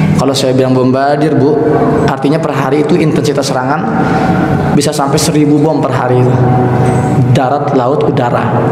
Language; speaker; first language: Indonesian; native; Indonesian